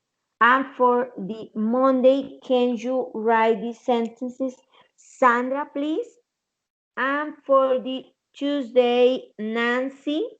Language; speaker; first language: English; non-native, learner; Spanish